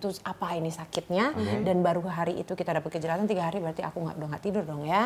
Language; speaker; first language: Indonesian; native; Indonesian